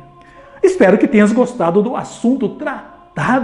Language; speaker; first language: Portuguese; native; Portuguese